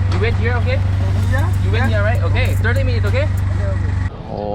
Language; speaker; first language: English; non-native, learner; Thai